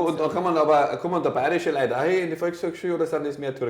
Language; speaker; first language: German; native; German